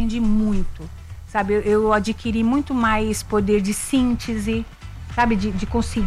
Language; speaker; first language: Portuguese; native; Portuguese